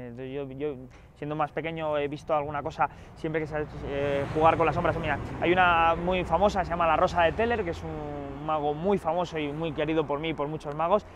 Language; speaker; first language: Spanish; native; Spanish